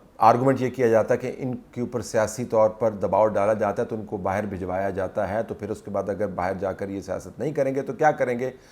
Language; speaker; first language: Urdu; non-native, local second language; Punjabi